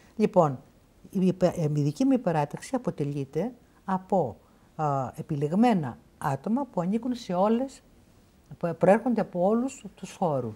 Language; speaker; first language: Greek; native; Greek